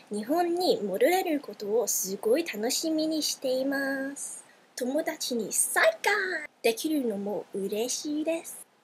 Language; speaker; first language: Japanese; early bilingual, other home language; Chinese